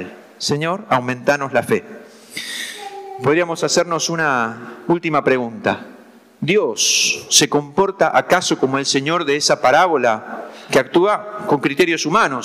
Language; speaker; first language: Spanish; native; Spanish